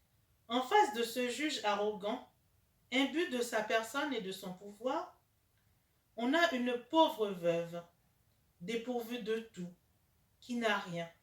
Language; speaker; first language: French; native; French